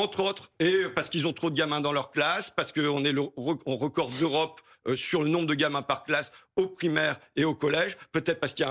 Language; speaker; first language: French; native; French